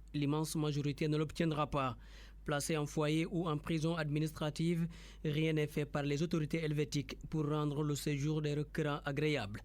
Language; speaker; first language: French; native; French